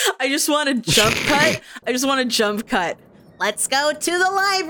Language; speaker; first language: English; native; English